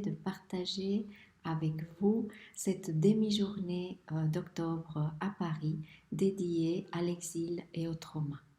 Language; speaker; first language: French; non-native, fluent; Spanish